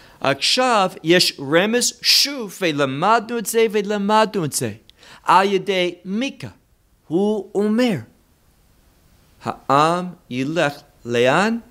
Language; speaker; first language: Hebrew; non-native, fluent; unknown